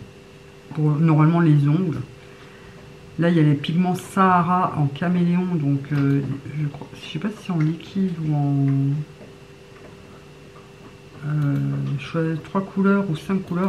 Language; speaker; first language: French; native; French